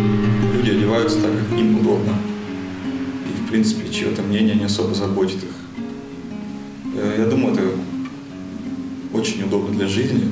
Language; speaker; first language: Russian; native; Russian